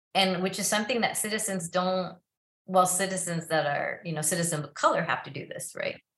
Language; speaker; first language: English; early bilingual, other home language; Spanish